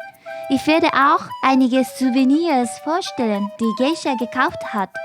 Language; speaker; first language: German; non-native, fluent; Japanese